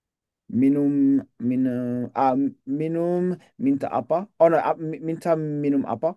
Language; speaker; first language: Indonesian; non-native, learner; English